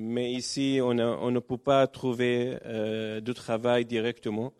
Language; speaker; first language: French; non-native, learner; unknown